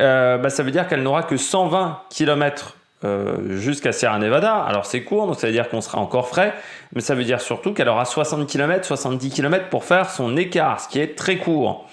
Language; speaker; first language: French; native; French